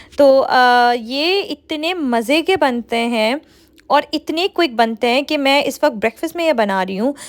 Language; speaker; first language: Urdu; native; Urdu